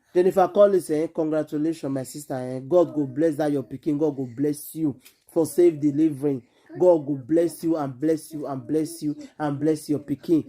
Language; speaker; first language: Nigerian Pidgin; native; Nigerian Pidgin